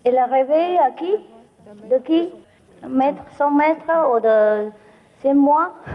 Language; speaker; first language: French; non-native, fluent; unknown